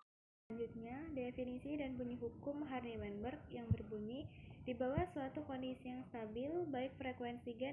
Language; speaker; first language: Indonesian; native; Indonesian